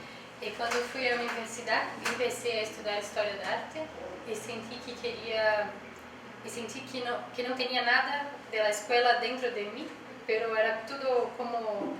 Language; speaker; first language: Spanish; non-native, learner; Portuguese